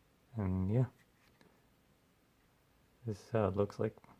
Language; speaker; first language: English; native; English